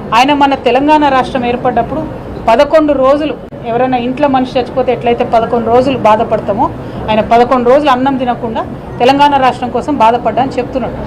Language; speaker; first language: Telugu; native; Telugu